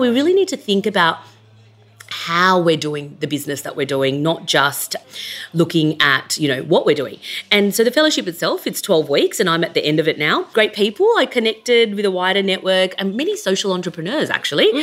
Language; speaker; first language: English; native; English